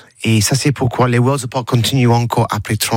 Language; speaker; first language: French; non-native, learner; English